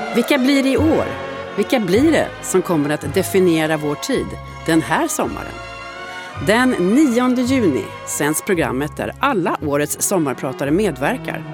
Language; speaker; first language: Swedish; native; Swedish